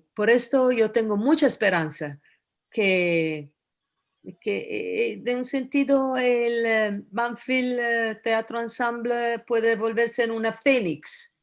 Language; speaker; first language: Spanish; non-native, fluent; Italian